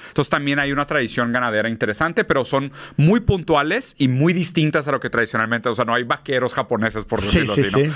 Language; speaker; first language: Spanish; native; Spanish